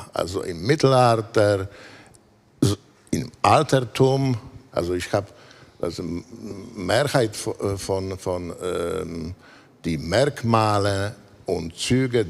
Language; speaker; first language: German; non-native, fluent; Polish